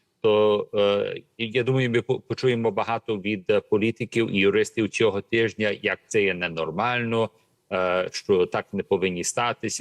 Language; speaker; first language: Ukrainian; early bilingual, heritage; Ukrainian